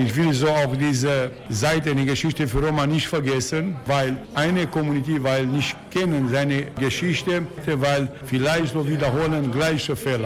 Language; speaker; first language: German; non-native, learner; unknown